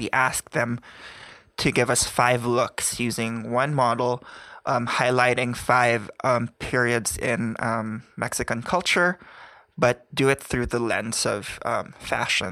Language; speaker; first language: English; non-native, local second language; Filipino